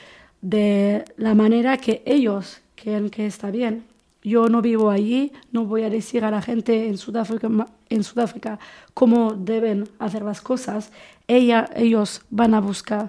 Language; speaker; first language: Spanish; non-native, fluent; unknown